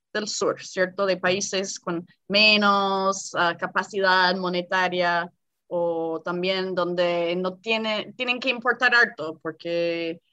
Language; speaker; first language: Spanish; non-native, fluent; English